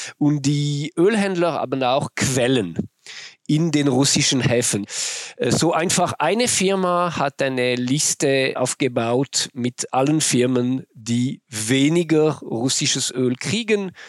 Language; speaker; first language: German; non-native, local second language; French